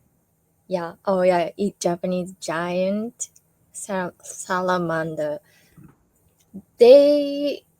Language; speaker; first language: English; non-native, learner; Japanese